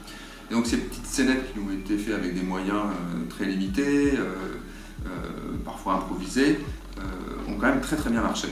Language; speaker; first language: French; native; French